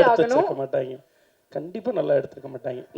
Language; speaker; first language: Tamil; native; Tamil